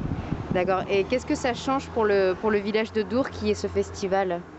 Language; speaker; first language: French; native; French